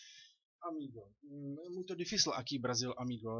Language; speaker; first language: Portuguese; non-native, learner; Czech